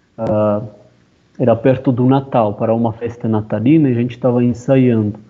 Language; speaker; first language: Portuguese; non-native, fluent; Armenian